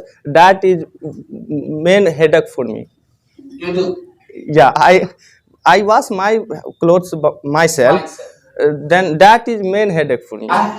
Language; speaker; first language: English; non-native, learner; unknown